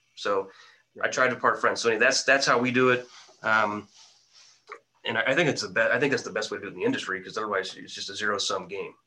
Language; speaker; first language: English; native; English